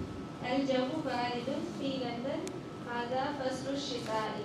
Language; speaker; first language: Arabic; non-native, learner; Urdu